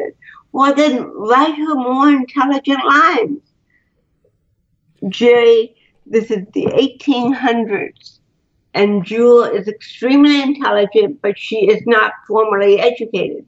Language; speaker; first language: English; native; English